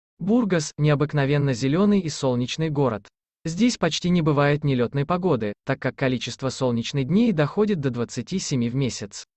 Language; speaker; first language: Russian; native; Russian